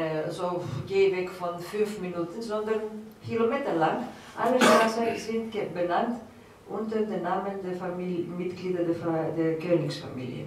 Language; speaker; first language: German; non-native, fluent; Greek